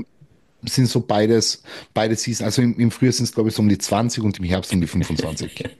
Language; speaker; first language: German; native; German